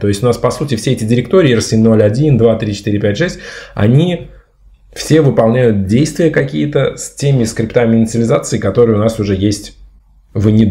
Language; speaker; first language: Russian; native; Russian